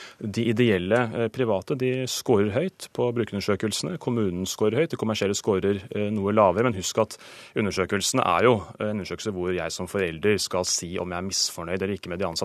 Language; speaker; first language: Norwegian; native; Norwegian